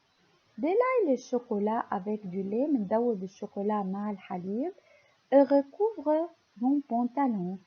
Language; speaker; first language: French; non-native, local second language; Arabic